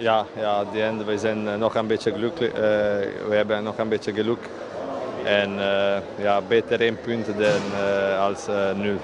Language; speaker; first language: Dutch; non-native, learner; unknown